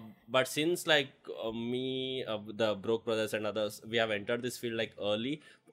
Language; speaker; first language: English; non-native, local second language; Kannada